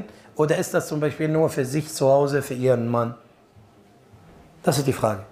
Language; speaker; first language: German; non-native, fluent; Arabic